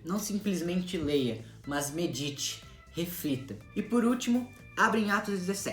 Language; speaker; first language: Portuguese; native; Portuguese